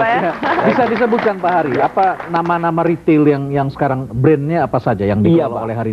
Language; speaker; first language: Indonesian; native; Indonesian